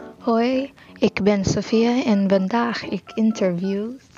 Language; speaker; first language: Dutch; non-native, learner; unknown